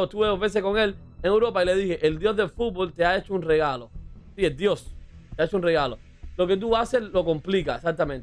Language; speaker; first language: Spanish; native; Spanish